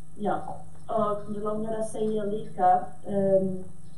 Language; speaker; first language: Icelandic; non-native, learner; Portuguese